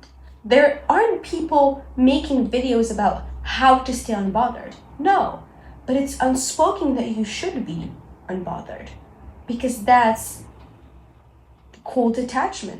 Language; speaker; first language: English; non-native, local second language; Arabic